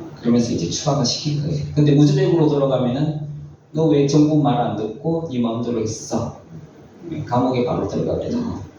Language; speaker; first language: Korean; native; Korean